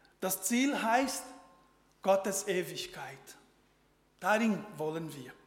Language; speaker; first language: German; non-native, fluent; Portuguese